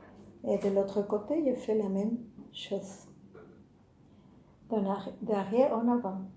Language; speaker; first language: French; non-native, fluent; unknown